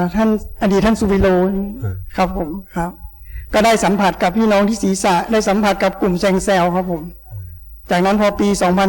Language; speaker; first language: Thai; native; Thai